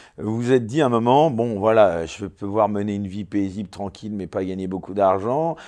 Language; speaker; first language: French; native; French